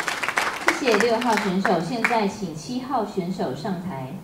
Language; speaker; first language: Chinese; native; Chinese